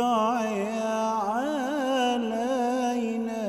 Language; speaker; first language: Arabic; native; Arabic